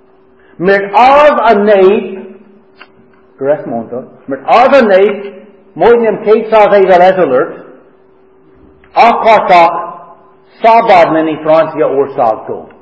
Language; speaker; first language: Hungarian; non-native, fluent; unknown